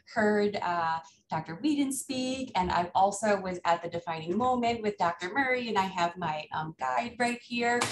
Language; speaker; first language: English; native; English